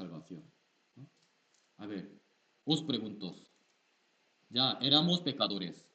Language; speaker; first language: Spanish; non-native, learner; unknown